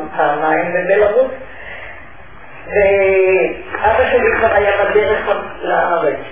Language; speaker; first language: Hebrew; native; Hebrew